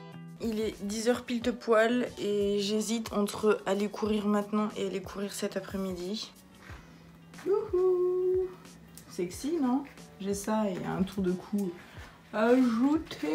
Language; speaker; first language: French; native; French